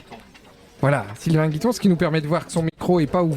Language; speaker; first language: French; native; French